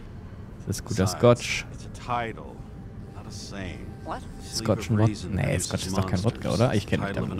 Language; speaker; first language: German; native; German